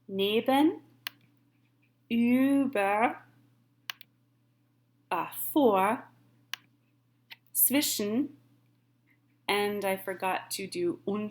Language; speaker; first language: German; non-native, fluent; English